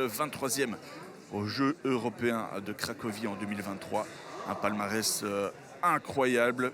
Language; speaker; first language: French; native; French